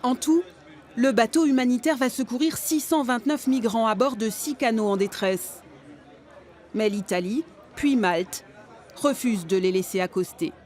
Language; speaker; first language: French; native; French